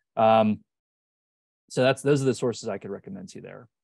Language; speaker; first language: English; native; English